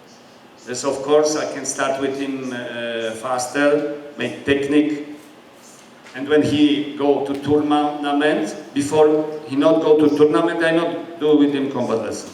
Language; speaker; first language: English; non-native, learner; Polish